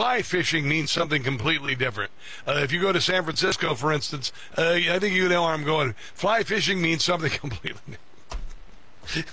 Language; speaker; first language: English; native; English